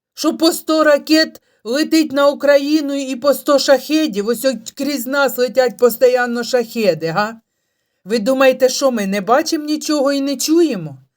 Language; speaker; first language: Ukrainian; non-native, local second language; Russian